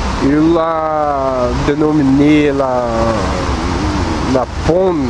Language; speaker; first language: French; non-native, learner; Portuguese